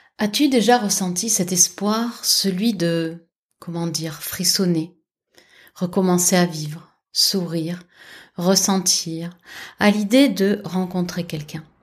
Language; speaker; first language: French; native; French